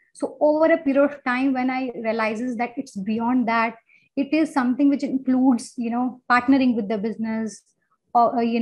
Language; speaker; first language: English; non-native, local second language; Hindi